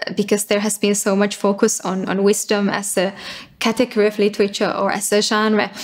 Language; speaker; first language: English; non-native, fluent; Finnish